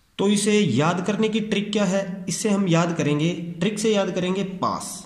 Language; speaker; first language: Hindi; non-native, local second language; Punjabi